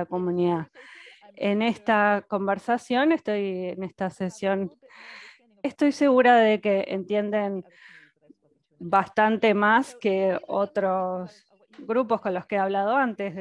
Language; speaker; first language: Spanish; native; Spanish